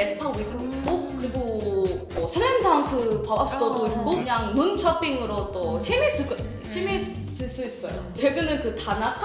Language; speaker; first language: Korean; non-native, learner; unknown